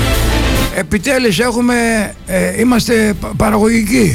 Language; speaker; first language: Greek; native; Greek